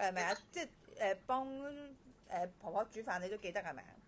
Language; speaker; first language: Cantonese; native; Cantonese